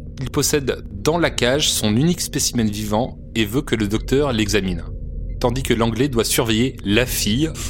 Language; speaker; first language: French; native; French